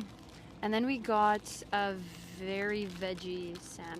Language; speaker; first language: English; native; English